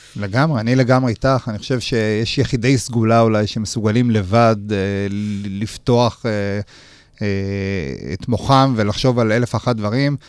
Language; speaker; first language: Hebrew; native; Hebrew